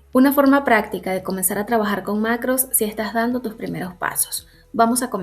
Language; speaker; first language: Spanish; native; Spanish